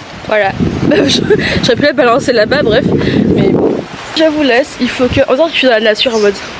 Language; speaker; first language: French; native; French